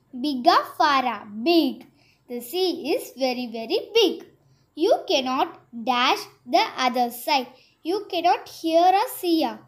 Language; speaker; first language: English; non-native, local second language; Tamil